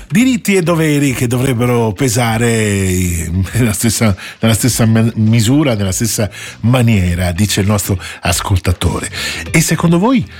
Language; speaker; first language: Italian; native; Italian